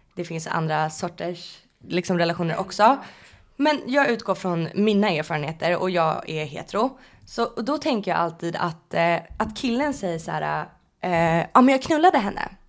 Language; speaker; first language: Swedish; native; Swedish